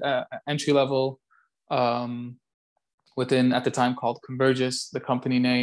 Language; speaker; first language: English; non-native, fluent; Turkish